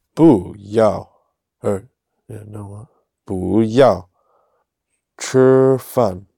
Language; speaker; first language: Chinese; non-native, learner; English